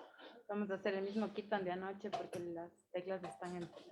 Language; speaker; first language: Spanish; native; Spanish